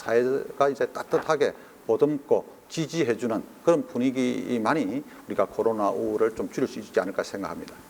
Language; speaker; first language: Korean; native; Korean